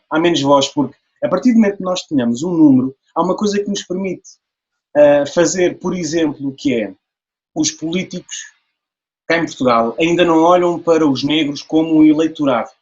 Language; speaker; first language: Portuguese; native; Portuguese